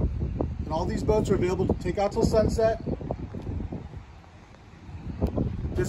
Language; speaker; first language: English; native; English